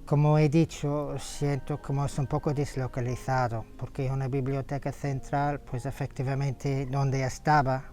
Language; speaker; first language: Spanish; non-native, fluent; English